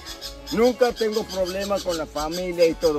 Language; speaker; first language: Spanish; non-native, local second language; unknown